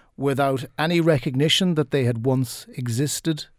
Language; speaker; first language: English; native; English